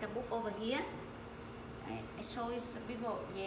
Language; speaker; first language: English; non-native, learner; Vietnamese